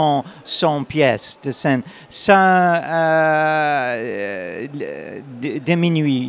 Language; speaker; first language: French; non-native, learner; English